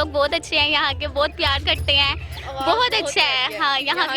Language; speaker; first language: Hindi; non-native, local second language; Punjabi